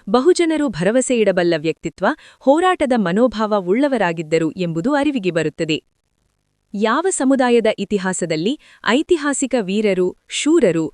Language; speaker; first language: Kannada; non-native, local second language; Lambadi